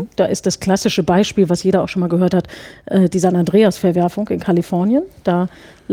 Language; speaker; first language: German; native; German